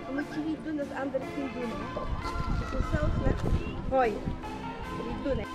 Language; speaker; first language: Dutch; non-native, fluent; Filipino